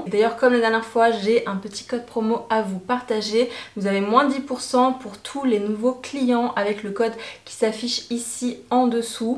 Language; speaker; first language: French; native; French